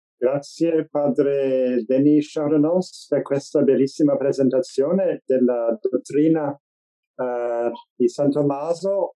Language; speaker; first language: Italian; non-native, fluent; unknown